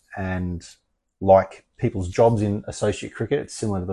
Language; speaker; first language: English; native; English